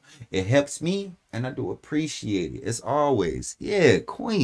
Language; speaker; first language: English; native; English